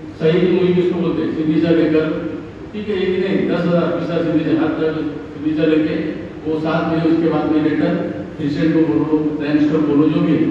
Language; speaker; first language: Hindi; native; Hindi